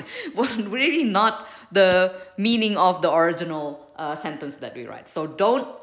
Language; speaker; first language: English; non-native, fluent; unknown